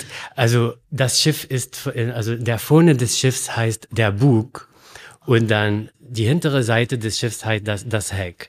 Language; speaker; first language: German; non-native, learner; Arabic